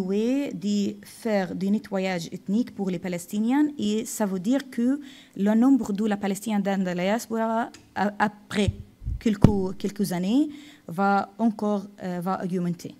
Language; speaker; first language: French; non-native, fluent; Arabic